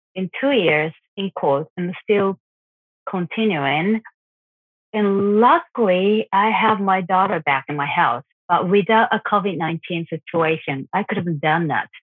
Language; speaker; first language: English; non-native, fluent; Japanese